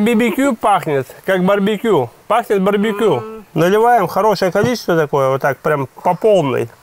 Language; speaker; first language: Russian; native; Russian